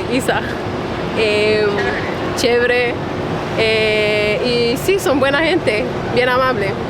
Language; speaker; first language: Spanish; early bilingual, heritage; Spanish